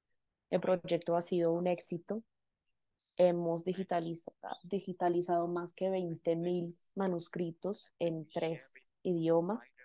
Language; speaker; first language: Spanish; non-native, fluent; Indonesian